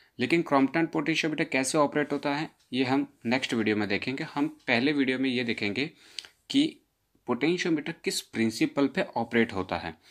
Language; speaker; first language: Hindi; non-native, local second language; Gujarati